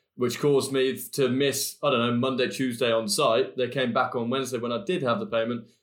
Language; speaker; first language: English; native; English